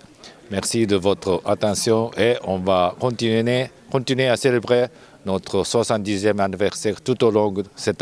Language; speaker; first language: French; non-native, fluent; Japanese